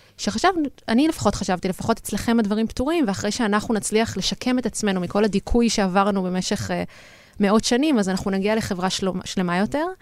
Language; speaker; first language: Hebrew; native; Hebrew